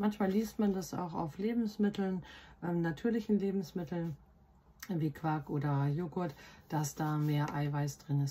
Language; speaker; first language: German; native; German